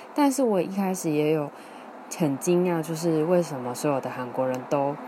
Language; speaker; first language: Chinese; non-native, local second language; Min Nan Chinese